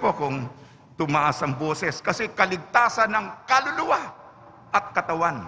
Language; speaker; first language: Filipino; native; Filipino